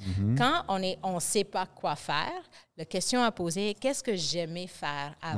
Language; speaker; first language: French; non-native, fluent; English